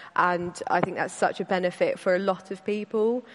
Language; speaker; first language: English; native; English